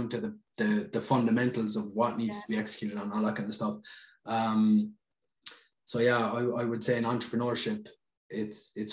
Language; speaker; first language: English; native; English